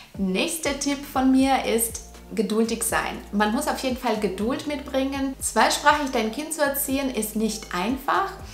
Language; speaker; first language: German; non-native, fluent; Russian